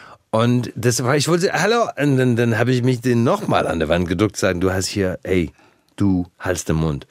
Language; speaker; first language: German; non-native, fluent; English